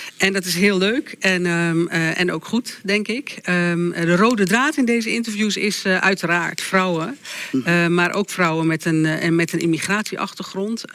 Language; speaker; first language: Dutch; native; Dutch